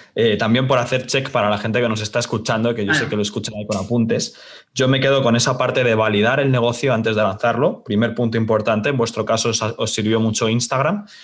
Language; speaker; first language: Spanish; native; Spanish